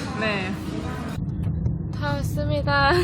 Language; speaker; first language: Korean; non-native, learner; Vietnamese